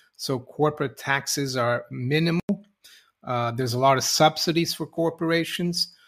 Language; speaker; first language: English; non-native, fluent; Portuguese